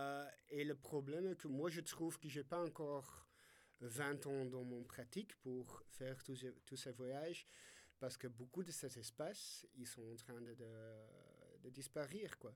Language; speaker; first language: French; non-native, fluent; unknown